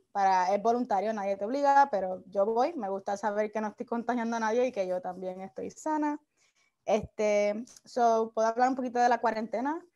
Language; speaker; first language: Spanish; native; Spanish